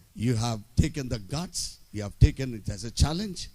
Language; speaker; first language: English; non-native, local second language; Telugu